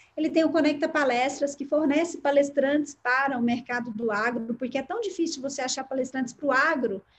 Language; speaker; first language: Portuguese; native; Portuguese